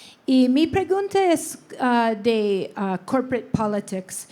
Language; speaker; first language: Spanish; non-native, learner; English